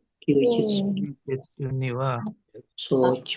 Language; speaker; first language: Japanese; non-native, learner; Indonesian